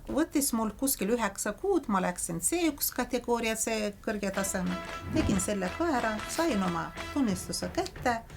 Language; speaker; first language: Estonian; non-native, fluent; Azerbaijani